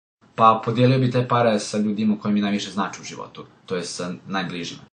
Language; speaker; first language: Serbian; native; Serbian